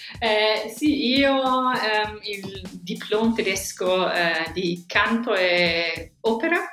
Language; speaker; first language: Italian; non-native, fluent; German